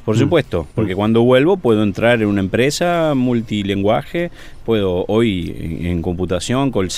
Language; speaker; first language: Spanish; native; Spanish